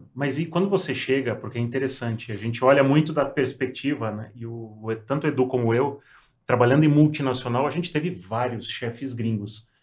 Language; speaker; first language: Portuguese; native; Portuguese